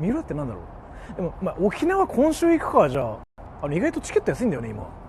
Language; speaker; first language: Japanese; native; Japanese